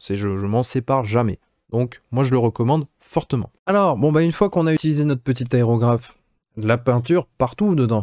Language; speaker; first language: French; native; French